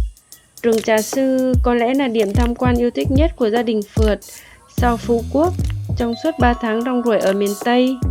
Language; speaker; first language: Vietnamese; native; Vietnamese